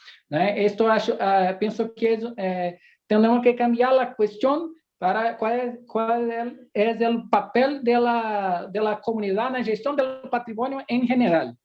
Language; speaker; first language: Spanish; non-native, fluent; Portuguese